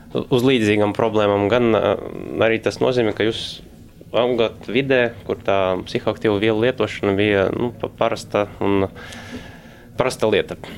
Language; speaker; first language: Latvian; non-native, local second language; Russian